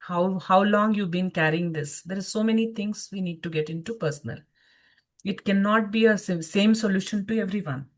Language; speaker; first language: English; non-native, local second language; Kannada